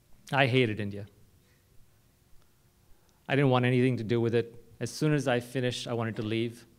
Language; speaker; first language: English; non-native, local second language; Hindi